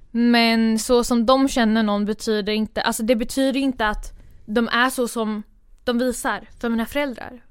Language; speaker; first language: Swedish; early bilingual, other home language; Kurdish